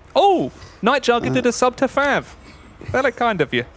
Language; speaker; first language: English; native; English